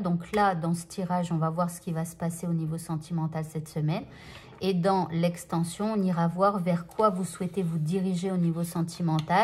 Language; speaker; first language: French; native; French